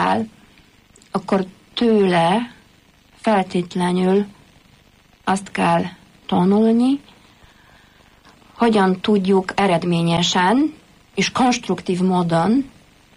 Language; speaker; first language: Hungarian; non-native, fluent; Polish